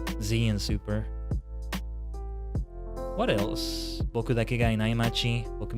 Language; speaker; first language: Japanese; non-native, learner; English